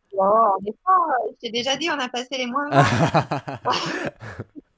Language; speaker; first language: French; non-native, fluent; English